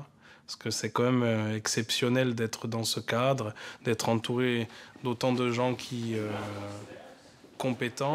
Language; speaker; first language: French; native; French